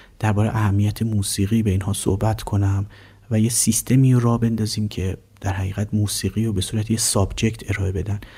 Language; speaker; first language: Persian; native; Persian